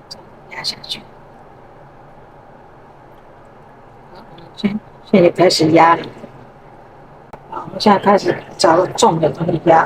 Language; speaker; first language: Chinese; native; Chinese